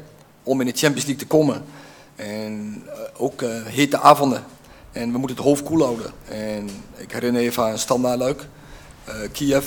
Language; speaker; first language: Dutch; native; Dutch